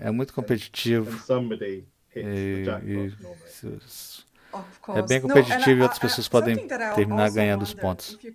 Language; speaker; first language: Portuguese; non-native, learner; English